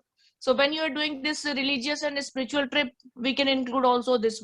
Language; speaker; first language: English; non-native, learner; Hindi